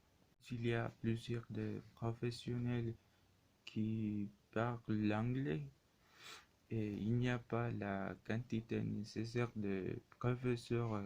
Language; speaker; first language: French; non-native, learner; Spanish